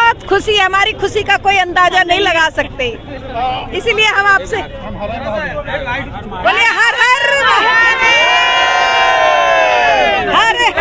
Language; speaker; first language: Hindi; native; Hindi